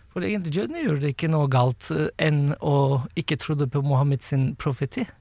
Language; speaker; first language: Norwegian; non-native, fluent; Turkish